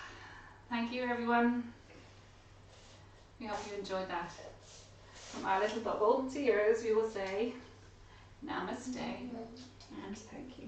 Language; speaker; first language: English; native; English